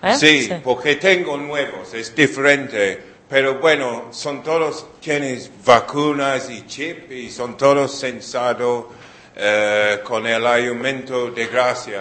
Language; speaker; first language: Spanish; non-native, learner; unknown